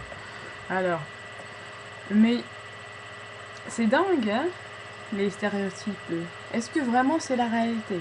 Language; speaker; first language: French; non-native, fluent; English